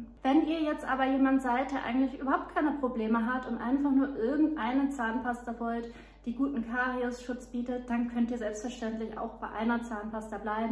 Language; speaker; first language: German; native; German